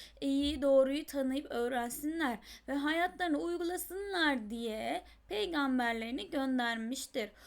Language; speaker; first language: Turkish; native; Turkish